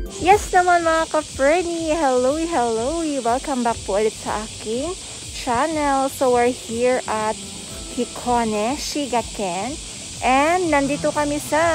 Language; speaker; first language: Filipino; native; Filipino